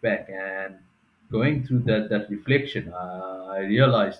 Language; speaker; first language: English; native; English